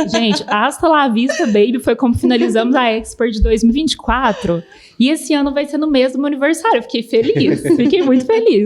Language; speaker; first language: Portuguese; native; Portuguese